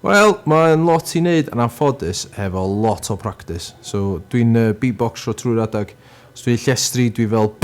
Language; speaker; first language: Welsh; native; Welsh